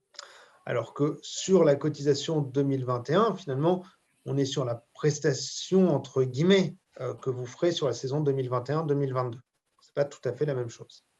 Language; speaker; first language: French; native; French